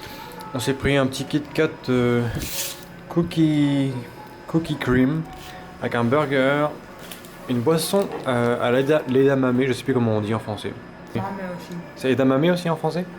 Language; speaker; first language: French; native; French